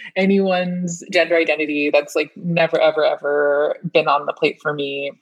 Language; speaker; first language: English; early bilingual, other home language; Persian